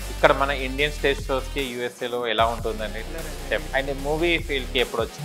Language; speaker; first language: Telugu; native; Telugu